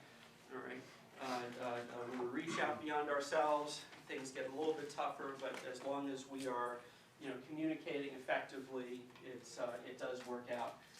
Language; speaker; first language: English; native; English